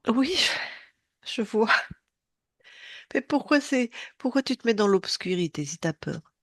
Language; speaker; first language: French; native; French